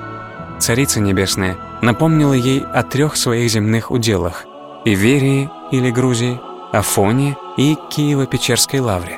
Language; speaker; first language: Russian; native; Russian